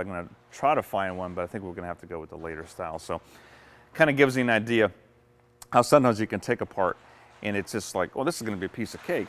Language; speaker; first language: English; native; English